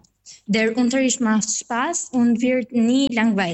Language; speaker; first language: German; non-native, fluent; Albanian